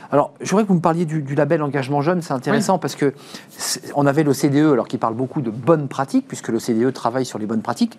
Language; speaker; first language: French; native; French